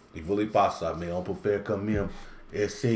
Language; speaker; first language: French; non-native, learner; English